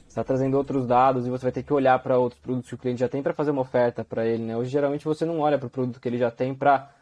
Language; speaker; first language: Portuguese; native; Portuguese